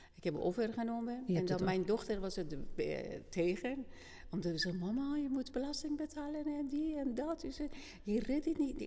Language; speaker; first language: Dutch; non-native, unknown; Persian